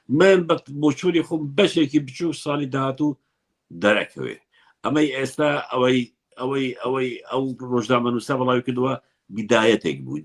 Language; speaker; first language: Central Kurdish; non-native, local second language; Kurdish